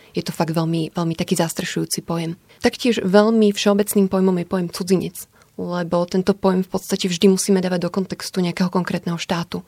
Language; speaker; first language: Slovak; native; Slovak